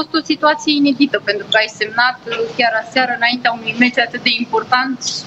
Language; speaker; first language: Romanian; native; Romanian